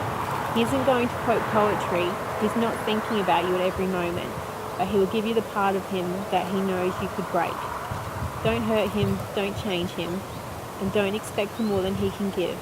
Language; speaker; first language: English; native; English